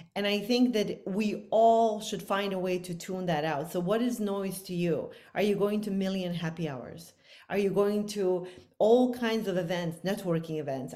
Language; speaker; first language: English; non-native, fluent; Bosnian